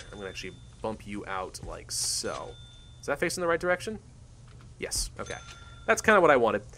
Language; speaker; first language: English; native; English